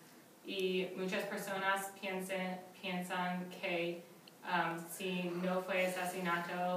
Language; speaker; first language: Spanish; non-native, learner; English